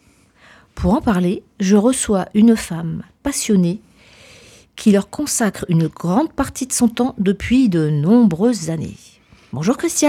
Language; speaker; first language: French; native; French